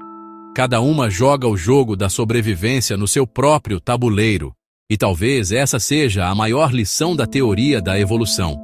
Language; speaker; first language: Portuguese; native; Portuguese